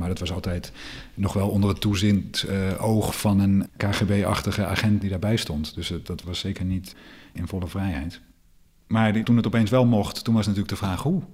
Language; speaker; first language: Dutch; native; Dutch